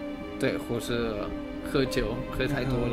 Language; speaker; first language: Chinese; non-native, fluent; English